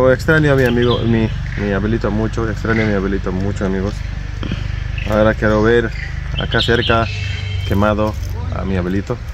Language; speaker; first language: Spanish; non-native, learner; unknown